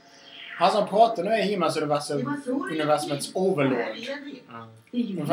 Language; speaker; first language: Swedish; native; Swedish